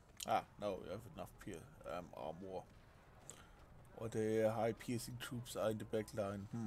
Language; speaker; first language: English; non-native, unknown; German